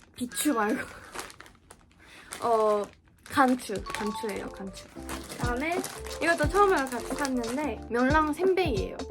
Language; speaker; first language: Korean; non-native, fluent; Japanese